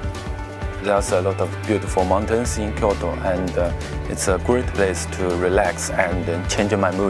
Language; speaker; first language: English; non-native, fluent; Chinese